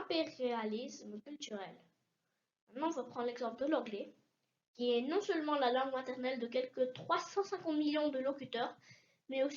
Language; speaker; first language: French; early bilingual, heritage; French